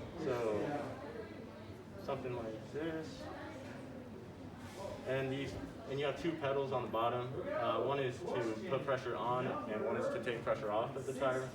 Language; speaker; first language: English; native; English